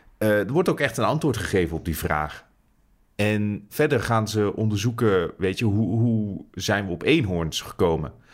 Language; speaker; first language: Dutch; native; Dutch